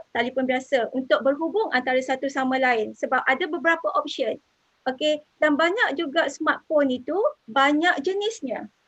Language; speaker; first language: Malay; native; Malay